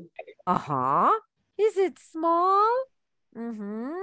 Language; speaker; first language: English; non-native, fluent; Ukrainian